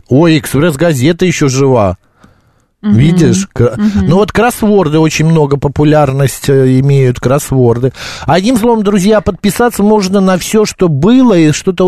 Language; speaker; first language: Russian; native; Russian